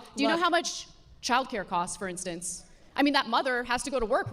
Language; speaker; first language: English; native; English